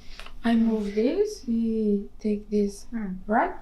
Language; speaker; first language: English; non-native, learner; Portuguese